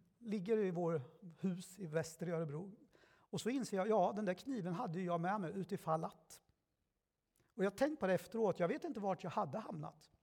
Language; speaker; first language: Swedish; early bilingual, other home language; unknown